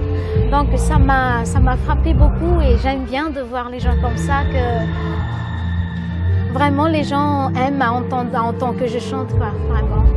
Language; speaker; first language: French; non-native, local second language; Malagasy